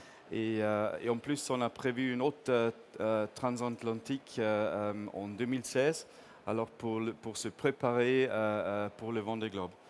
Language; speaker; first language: French; non-native, fluent; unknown